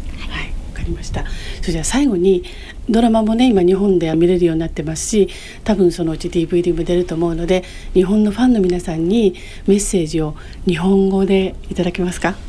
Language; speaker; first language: Japanese; native; Japanese